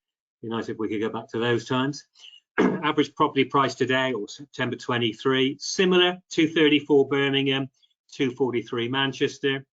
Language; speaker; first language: English; native; English